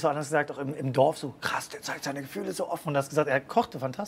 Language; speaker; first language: German; native; German